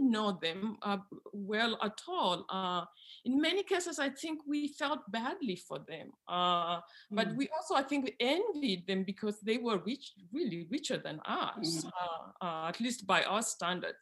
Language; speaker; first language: English; non-native, local second language; Luyia